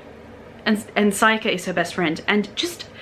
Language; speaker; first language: English; native; English